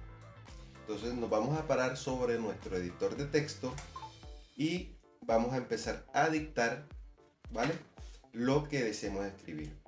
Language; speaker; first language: Spanish; native; Spanish